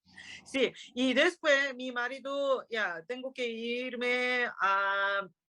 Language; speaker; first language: Spanish; non-native, learner; Korean